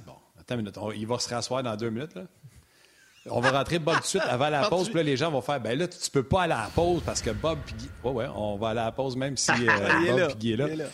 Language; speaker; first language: French; native; French